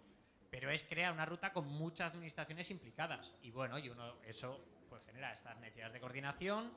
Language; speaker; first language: Spanish; native; Spanish